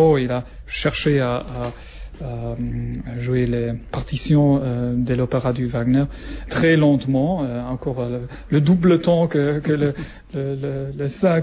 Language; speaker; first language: French; non-native, learner; German